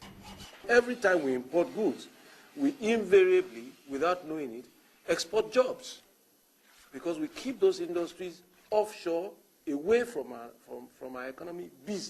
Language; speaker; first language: English; non-native, local second language; Yoruba